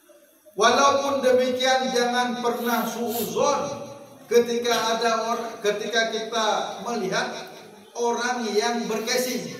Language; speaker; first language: Indonesian; non-native, local second language; Achinese